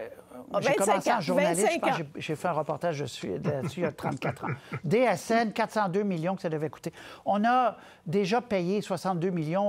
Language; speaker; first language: French; native; French